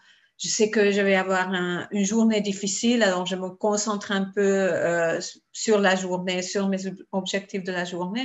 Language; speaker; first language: French; non-native, fluent; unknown